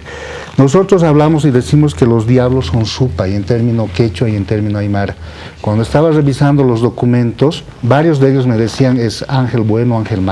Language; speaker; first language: Spanish; native; Spanish